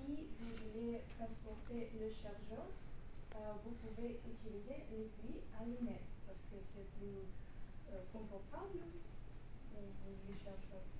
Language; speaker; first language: French; non-native, learner; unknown